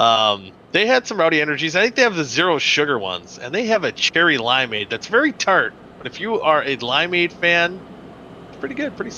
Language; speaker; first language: English; native; English